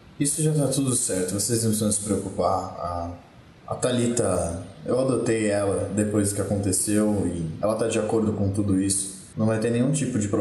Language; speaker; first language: Portuguese; native; Portuguese